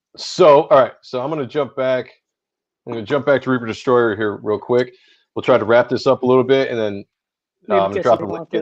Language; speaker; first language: English; native; English